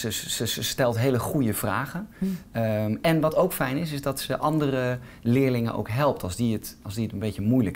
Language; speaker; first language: Dutch; native; Dutch